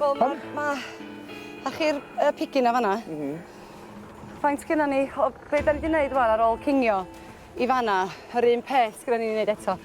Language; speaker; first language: Welsh; native; Welsh